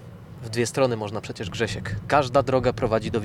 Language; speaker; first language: Polish; native; Polish